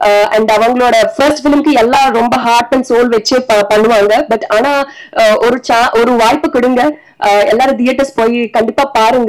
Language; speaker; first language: Tamil; non-native, learner; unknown